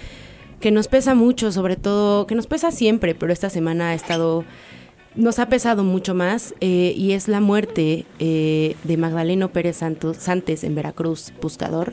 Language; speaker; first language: Spanish; native; Spanish